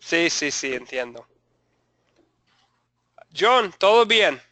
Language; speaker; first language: Spanish; non-native, fluent; English